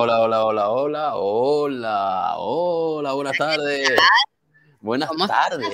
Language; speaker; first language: Spanish; native; Spanish